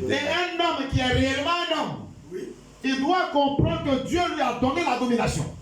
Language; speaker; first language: French; non-native, local second language; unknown